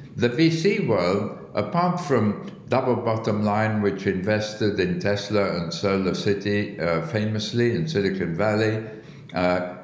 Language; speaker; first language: English; early bilingual, other home language; Arabic